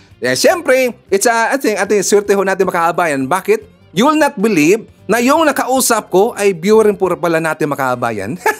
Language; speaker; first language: Filipino; non-native, local second language; Cebuano